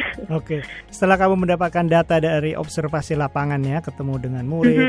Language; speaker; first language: Indonesian; native; Indonesian